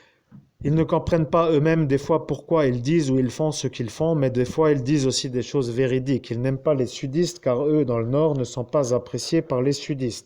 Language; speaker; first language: French; native; French